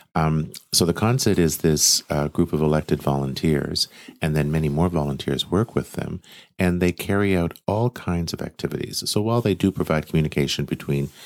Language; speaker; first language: English; native; English